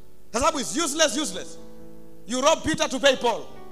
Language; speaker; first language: English; non-native, local second language; Swahili